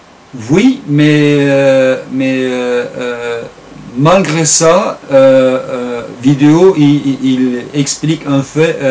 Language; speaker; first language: French; non-native, fluent; Turkish